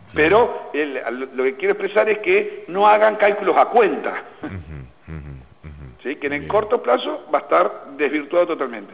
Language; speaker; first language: Spanish; native; Spanish